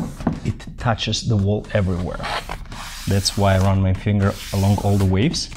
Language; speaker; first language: English; non-native, fluent; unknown